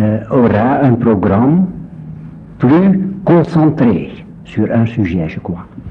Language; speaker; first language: French; non-native, fluent; Dutch